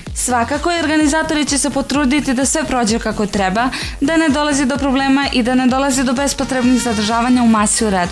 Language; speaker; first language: Serbian; native; Serbian